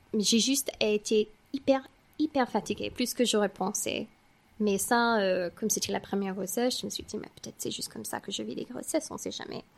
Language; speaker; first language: French; non-native, fluent; English